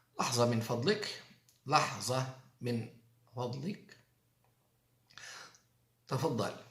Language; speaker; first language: Arabic; non-native, fluent; Turkish